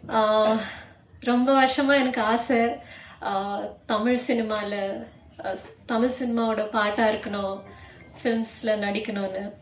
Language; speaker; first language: Tamil; non-native, local second language; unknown